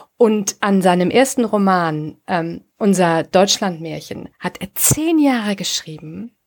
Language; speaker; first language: German; native; German